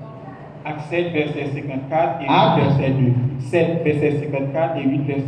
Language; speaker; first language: French; non-native, local second language; Haitian Creole